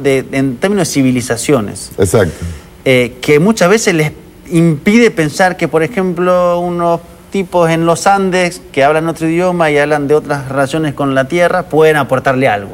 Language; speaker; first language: Spanish; native; Spanish